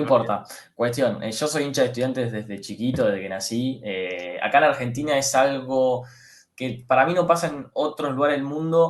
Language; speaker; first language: Spanish; native; Spanish